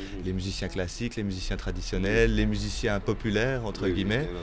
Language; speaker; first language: French; native; French